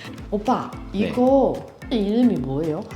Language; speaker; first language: Korean; non-native, learner; Chinese